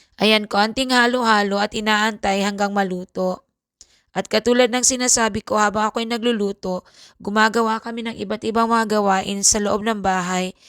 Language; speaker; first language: Filipino; non-native, local second language; Bikol